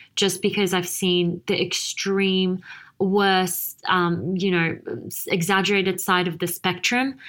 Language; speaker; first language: English; native; English